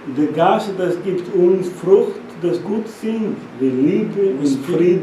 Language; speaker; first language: German; non-native, learner; Portuguese